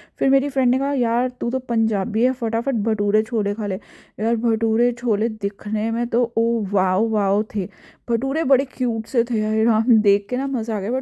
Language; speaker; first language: Hindi; native; Hindi